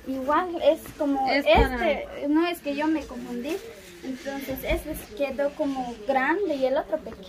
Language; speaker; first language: Spanish; non-native, local second language; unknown